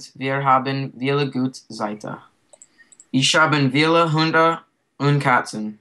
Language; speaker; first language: German; non-native, learner; English